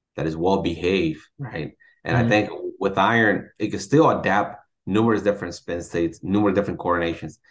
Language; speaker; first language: English; native; English